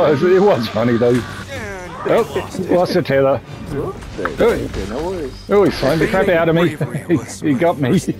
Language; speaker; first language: English; native; English